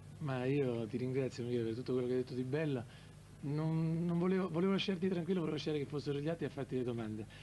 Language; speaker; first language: Italian; native; Italian